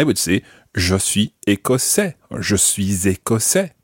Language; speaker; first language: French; non-native, fluent; English